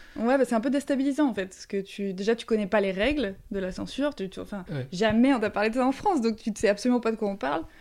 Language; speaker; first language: French; native; French